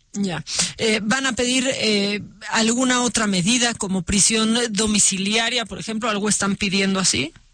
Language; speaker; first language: Spanish; native; Spanish